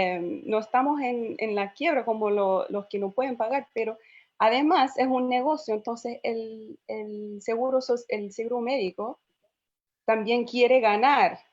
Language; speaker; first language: Spanish; non-native, fluent; English